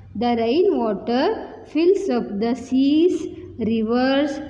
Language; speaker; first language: English; non-native, local second language; Kannada